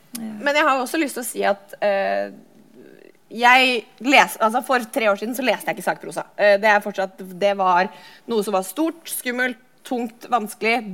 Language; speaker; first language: Norwegian; native; Norwegian